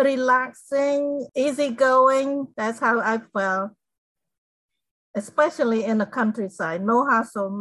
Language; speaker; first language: English; non-native, fluent; Khmer